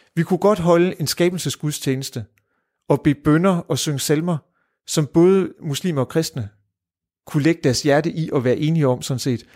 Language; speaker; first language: Danish; native; Danish